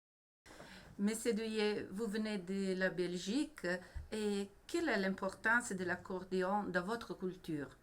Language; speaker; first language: French; non-native, learner; Italian